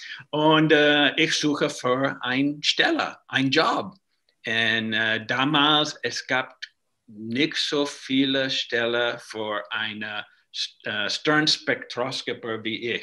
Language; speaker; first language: German; non-native, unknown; English